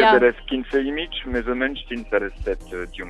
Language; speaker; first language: Catalan; non-native, fluent; French